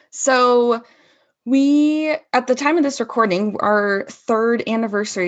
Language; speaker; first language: English; native; English